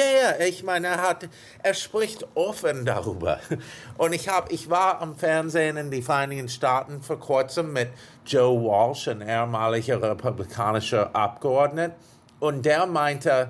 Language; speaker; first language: German; non-native, fluent; English